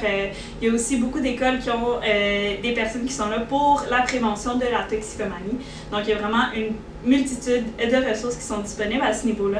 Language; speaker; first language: French; native; French